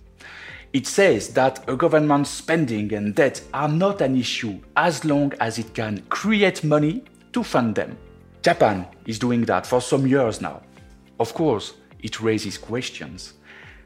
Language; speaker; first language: English; non-native, fluent; French